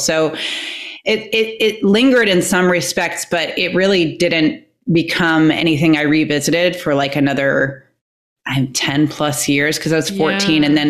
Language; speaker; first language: English; native; English